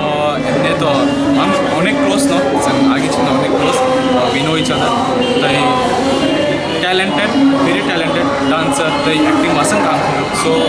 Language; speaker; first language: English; non-native, local second language; Kok Borok